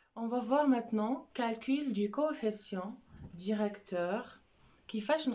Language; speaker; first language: French; non-native, local second language; Arabic